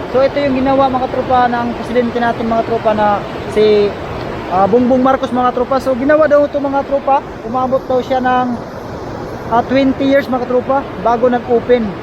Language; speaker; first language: Filipino; non-native, local second language; Surigaonon